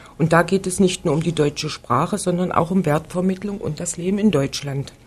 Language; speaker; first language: German; native; German